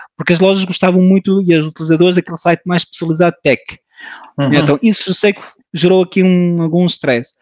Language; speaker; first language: Portuguese; early bilingual, heritage; French